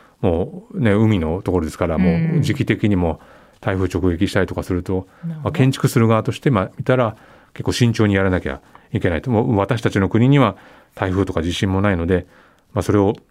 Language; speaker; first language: Japanese; native; Japanese